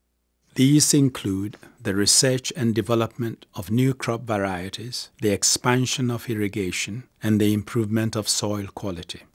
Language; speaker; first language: English; non-native, local second language; Akan